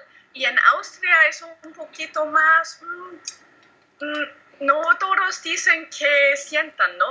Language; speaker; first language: Spanish; non-native, learner; German